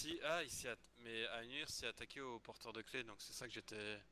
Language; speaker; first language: French; native; French